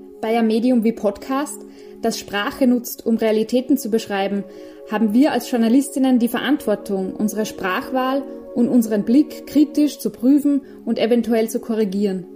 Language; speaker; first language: German; native; German